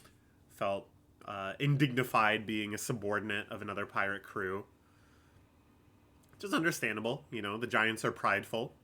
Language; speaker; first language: English; native; English